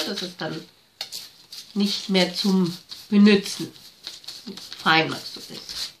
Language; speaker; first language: German; native; German